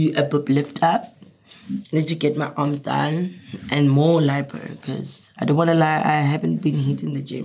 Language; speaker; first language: English; non-native, local second language; Southern Sotho